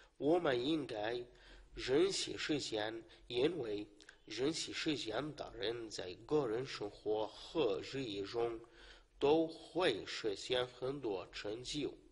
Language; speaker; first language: Chinese; non-native, learner; Arabic